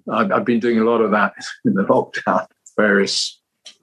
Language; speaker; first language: English; native; English